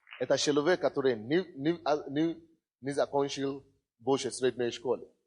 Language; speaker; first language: Russian; non-native, fluent; Yoruba